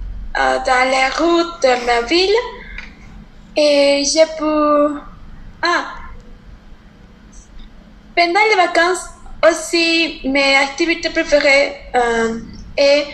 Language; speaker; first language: French; non-native, learner; Spanish